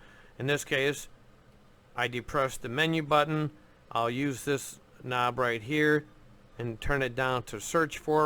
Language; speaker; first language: English; native; English